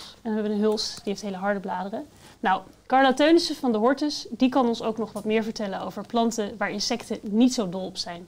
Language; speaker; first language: Dutch; native; Dutch